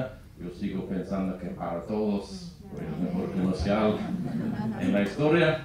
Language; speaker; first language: Spanish; non-native, fluent; English